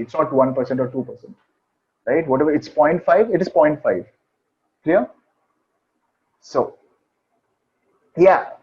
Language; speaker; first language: English; non-native, local second language; Hindi